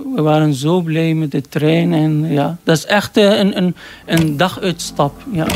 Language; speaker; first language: Dutch; non-native, learner; Arabic